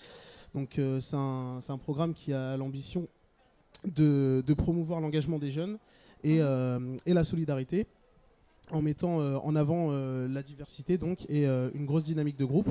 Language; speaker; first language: French; native; French